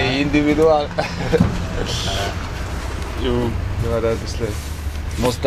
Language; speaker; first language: Portuguese; non-native, learner; German